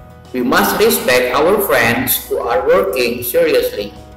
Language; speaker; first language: English; non-native, fluent; Indonesian